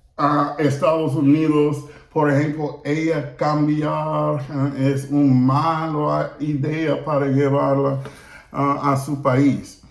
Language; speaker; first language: Spanish; non-native, learner; English